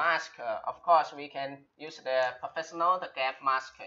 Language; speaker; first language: English; non-native, learner; Chinese